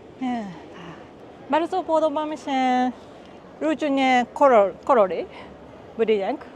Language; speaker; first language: Polish; non-native, learner; Japanese